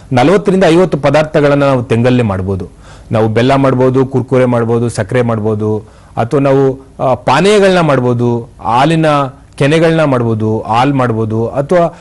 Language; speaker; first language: Kannada; native; Kannada